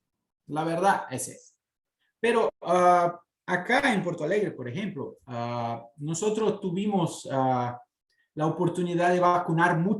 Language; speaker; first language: Spanish; non-native, fluent; Portuguese